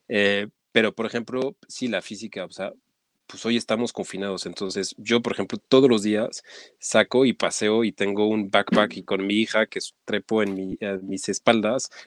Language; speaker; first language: Spanish; non-native, fluent; French